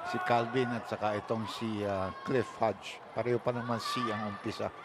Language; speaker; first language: Filipino; native; Filipino